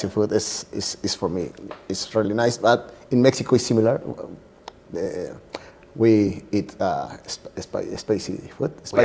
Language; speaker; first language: English; non-native, learner; Spanish